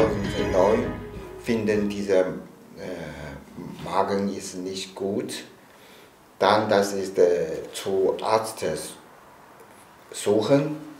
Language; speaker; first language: German; non-native, learner; Chinese